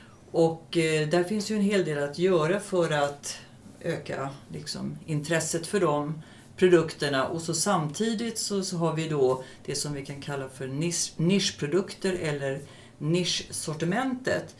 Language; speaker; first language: Swedish; native; Swedish